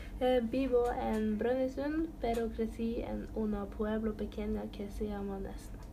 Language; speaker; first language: Spanish; non-native, learner; Norwegian